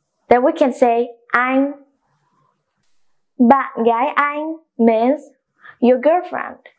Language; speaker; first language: English; non-native, fluent; Vietnamese